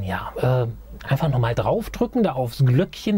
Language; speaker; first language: German; native; German